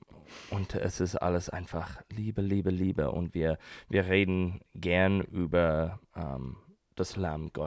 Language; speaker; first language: German; non-native, learner; English